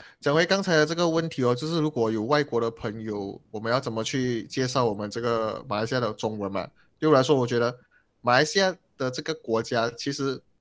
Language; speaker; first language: Chinese; native; Chinese